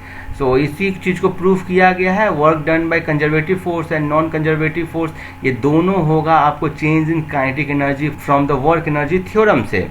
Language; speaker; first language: Hindi; native; Hindi